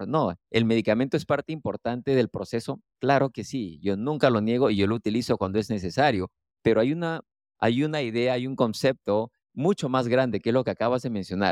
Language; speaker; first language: Spanish; native; Spanish